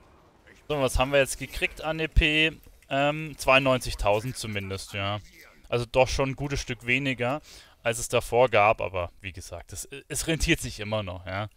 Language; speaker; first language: German; native; German